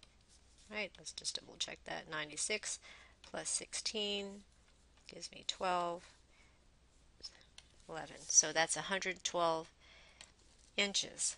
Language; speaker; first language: English; native; English